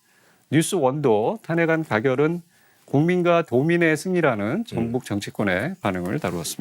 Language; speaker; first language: Korean; native; Korean